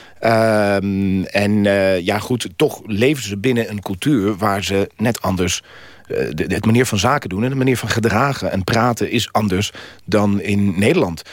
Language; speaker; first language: Dutch; non-native, fluent; Spanish